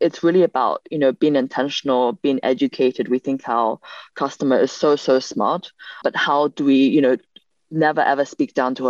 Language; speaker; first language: English; native; English